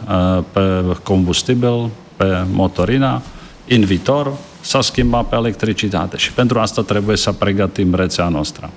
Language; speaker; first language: Romanian; non-native, fluent; Czech